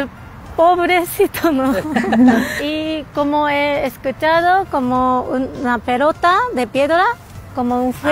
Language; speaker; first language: Spanish; non-native, learner; Japanese